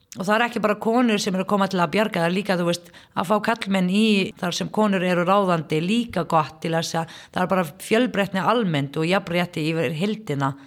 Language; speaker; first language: Icelandic; non-native, fluent; Arabic